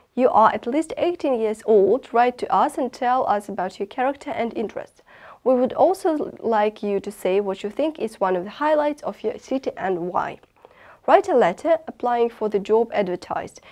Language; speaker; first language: English; non-native, fluent; Russian